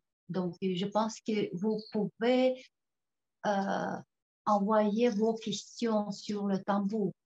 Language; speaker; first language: French; non-native, fluent; Tuvinian